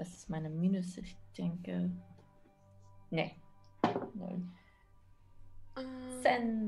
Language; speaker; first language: German; non-native, learner; English